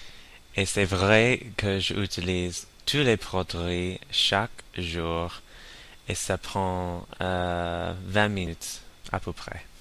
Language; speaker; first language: French; non-native, learner; English